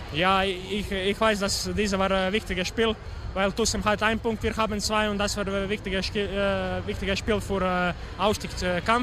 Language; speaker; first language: German; non-native, learner; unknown